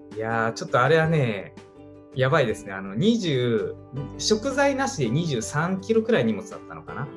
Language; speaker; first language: Japanese; native; Japanese